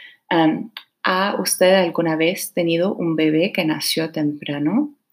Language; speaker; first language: Spanish; non-native, fluent; English